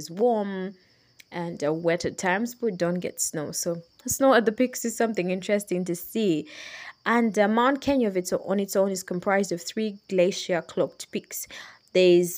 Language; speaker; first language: English; non-native, local second language; Ganda